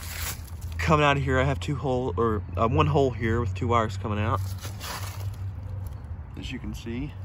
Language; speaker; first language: English; native; English